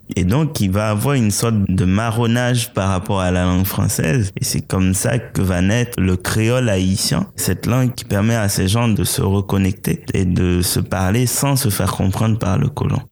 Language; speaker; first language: French; non-native, local second language; Haitian Creole